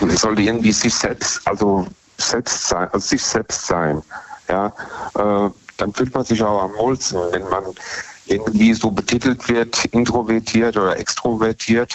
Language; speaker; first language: German; native; German